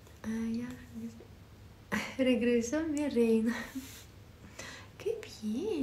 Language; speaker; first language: Spanish; non-native, learner; Ukrainian